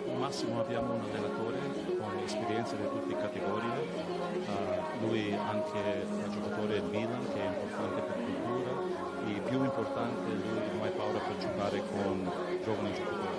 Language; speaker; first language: Italian; non-native, learner; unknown